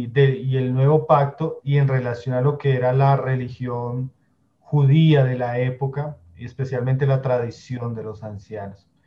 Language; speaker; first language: Spanish; native; Spanish